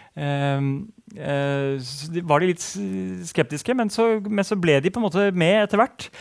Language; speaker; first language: Norwegian; native; Norwegian